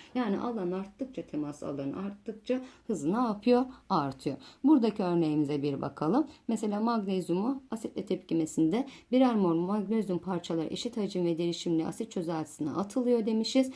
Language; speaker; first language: Turkish; native; Turkish